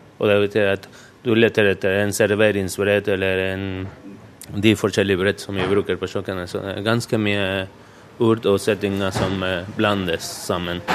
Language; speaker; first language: Norwegian; non-native, fluent; Spanish